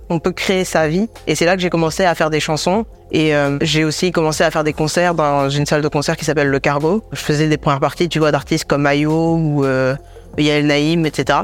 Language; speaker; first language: French; native; French